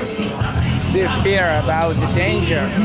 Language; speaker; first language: English; non-native, learner; Hungarian